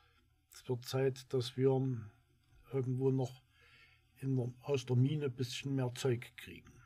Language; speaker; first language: German; native; German